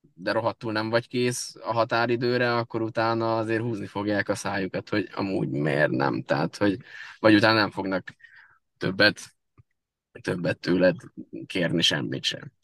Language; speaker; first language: Hungarian; native; Hungarian